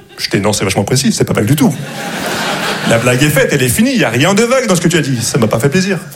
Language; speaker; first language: French; non-native, local second language; Arabic